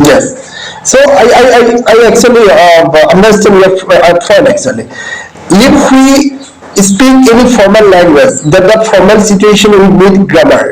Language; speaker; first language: English; non-native, learner; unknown